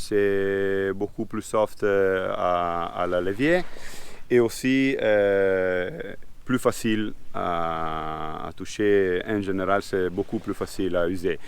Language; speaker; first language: French; non-native, learner; Italian